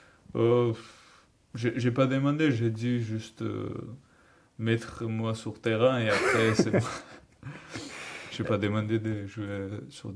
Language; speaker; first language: French; non-native, learner; Georgian